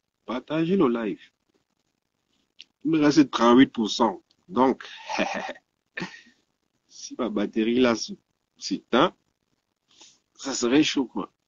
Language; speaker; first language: French; native; French